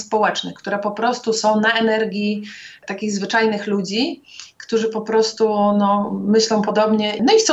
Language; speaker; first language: Polish; native; Polish